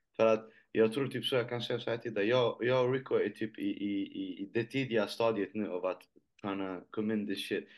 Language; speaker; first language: Swedish; early bilingual, other home language; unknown